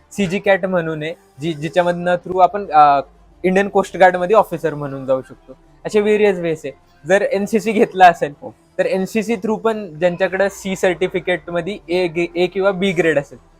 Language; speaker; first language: Marathi; native; Marathi